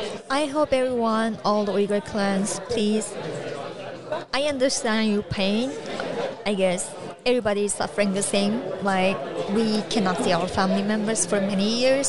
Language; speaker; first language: English; non-native, learner; Chinese